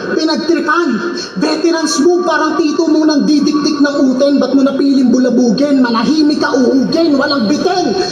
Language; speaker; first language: Filipino; non-native, local second language; Cebuano